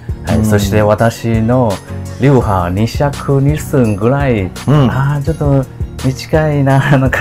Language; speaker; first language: Japanese; non-native, learner; Chinese